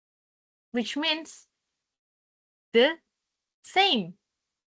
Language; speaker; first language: English; non-native, fluent; Indonesian